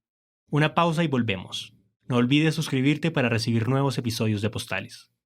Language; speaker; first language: Spanish; native; Spanish